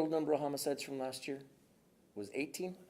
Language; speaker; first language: English; native; English